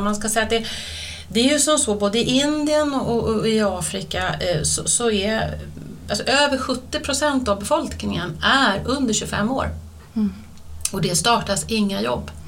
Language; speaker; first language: Swedish; native; Swedish